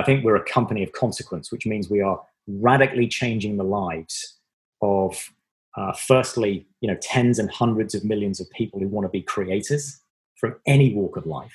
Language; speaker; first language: English; native; English